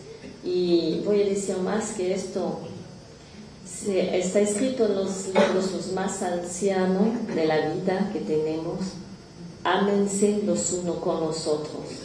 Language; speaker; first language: Spanish; non-native, fluent; French